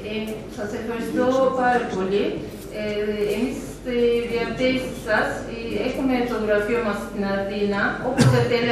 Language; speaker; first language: Greek; non-native, learner; Turkish